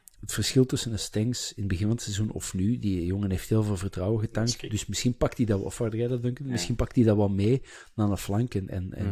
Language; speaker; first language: Dutch; native; Dutch